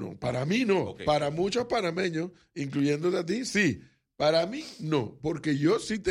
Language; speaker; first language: Spanish; native; Spanish